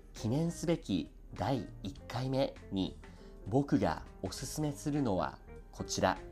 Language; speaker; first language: Japanese; native; Japanese